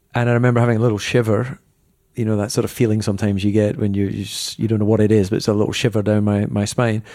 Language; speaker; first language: English; native; English